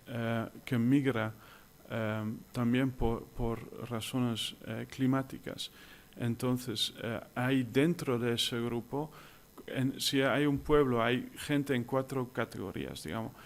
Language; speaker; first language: Spanish; non-native, fluent; Dutch